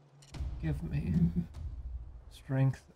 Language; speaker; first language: English; native; English